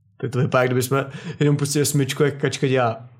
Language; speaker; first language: Czech; native; Czech